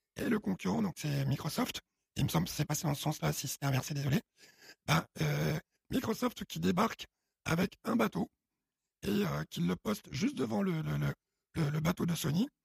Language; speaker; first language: French; early bilingual, other home language; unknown